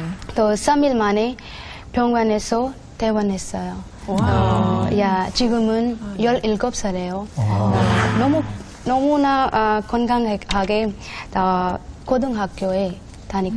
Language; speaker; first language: Korean; non-native, learner; Urdu